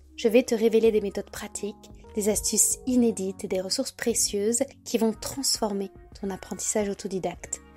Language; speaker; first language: French; native; French